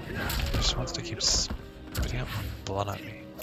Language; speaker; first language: English; native; English